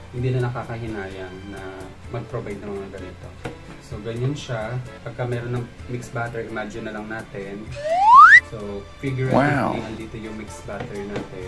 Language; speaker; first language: Filipino; native; Filipino